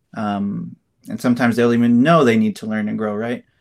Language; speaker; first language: English; native; English